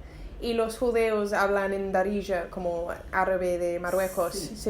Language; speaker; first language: Spanish; non-native, learner; English